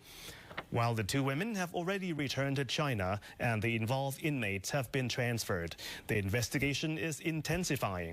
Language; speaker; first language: English; non-native, fluent; Thai